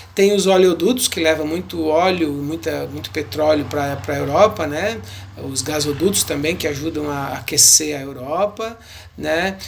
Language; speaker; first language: Portuguese; native; Portuguese